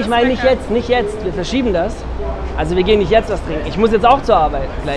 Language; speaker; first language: German; native; German